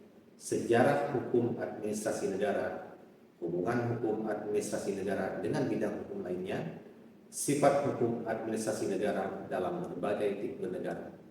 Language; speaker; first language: Indonesian; native; Indonesian